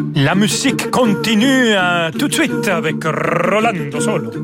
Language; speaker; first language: French; non-native, fluent; Spanish